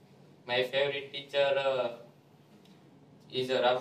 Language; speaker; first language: English; non-native, learner; Gujarati